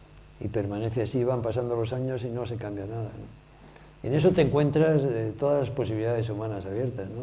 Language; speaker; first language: Spanish; native; Spanish